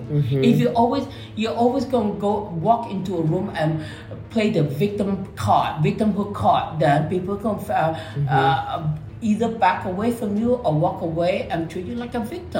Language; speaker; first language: English; non-native, local second language; Min Nan Chinese